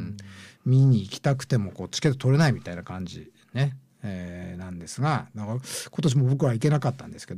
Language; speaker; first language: Japanese; native; Japanese